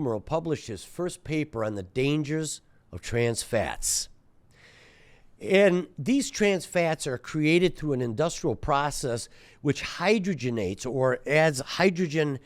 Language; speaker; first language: English; native; English